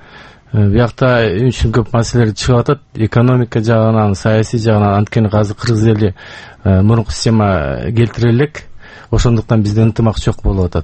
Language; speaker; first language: Kyrgyz; native; Kyrgyz